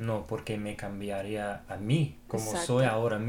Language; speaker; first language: Spanish; non-native, fluent; English